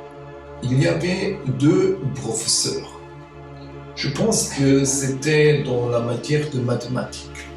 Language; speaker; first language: French; non-native, fluent; German